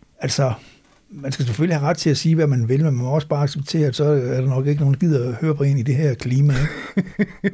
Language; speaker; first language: Danish; native; Danish